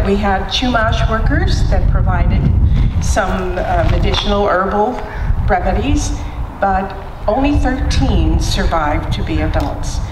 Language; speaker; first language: English; native; English